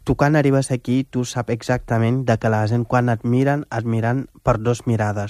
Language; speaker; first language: Catalan; non-native, fluent; Wolof